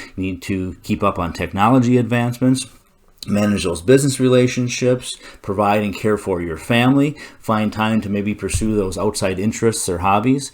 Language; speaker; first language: English; native; English